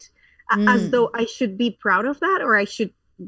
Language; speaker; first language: English; non-native, fluent; Spanish